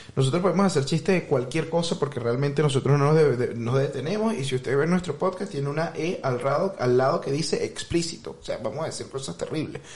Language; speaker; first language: Spanish; native; Spanish